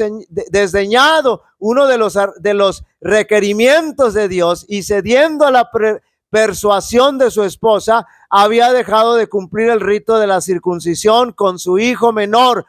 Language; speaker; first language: Spanish; native; Spanish